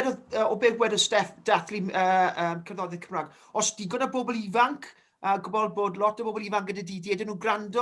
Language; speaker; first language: Welsh; native; Welsh